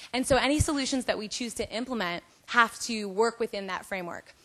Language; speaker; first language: English; native; English